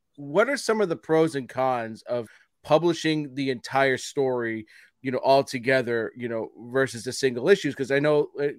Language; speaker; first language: English; native; English